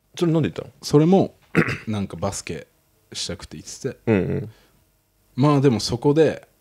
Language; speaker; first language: Japanese; native; Japanese